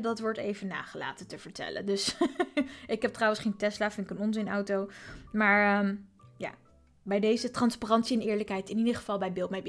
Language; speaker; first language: Dutch; native; Dutch